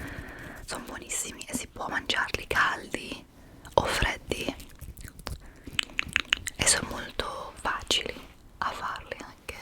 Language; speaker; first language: Italian; non-native, fluent; English